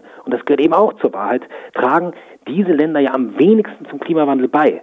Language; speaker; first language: German; native; German